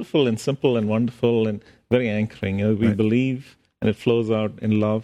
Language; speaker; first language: English; non-native, local second language; Tamil